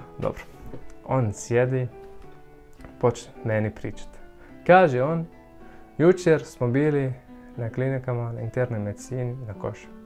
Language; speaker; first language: Bosnian; non-native, fluent; Arabic